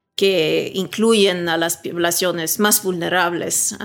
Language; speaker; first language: Spanish; early bilingual, heritage; Swedish